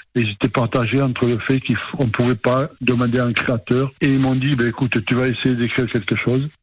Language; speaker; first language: French; native; French